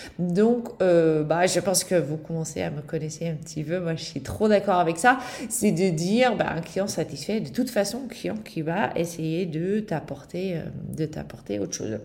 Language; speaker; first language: French; non-native, fluent; Dutch